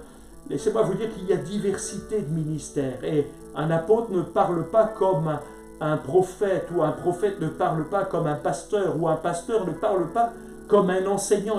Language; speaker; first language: French; native; French